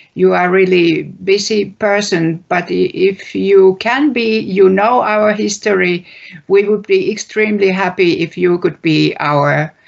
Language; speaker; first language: English; non-native, fluent; Finnish